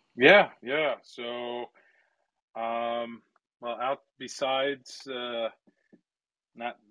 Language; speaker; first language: English; early bilingual, other home language; Italian